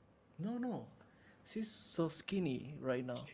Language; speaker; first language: English; non-native, learner; Indonesian